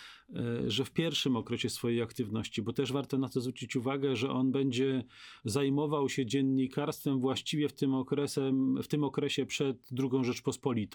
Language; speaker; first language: Polish; native; Polish